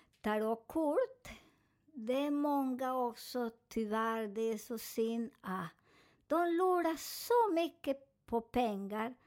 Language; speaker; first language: Swedish; non-native, fluent; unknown